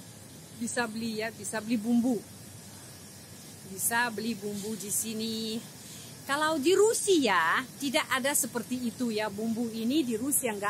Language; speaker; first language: Indonesian; non-native, fluent; Russian